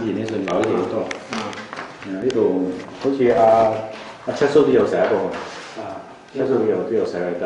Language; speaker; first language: Cantonese; native; Cantonese